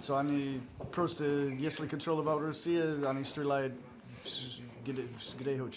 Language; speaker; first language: Russian; non-native, learner; English